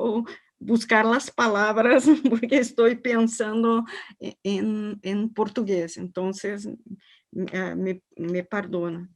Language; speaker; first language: Spanish; non-native, learner; Portuguese